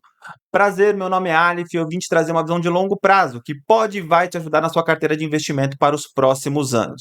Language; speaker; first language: Portuguese; native; Portuguese